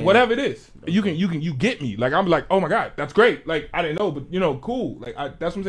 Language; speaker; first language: English; native; English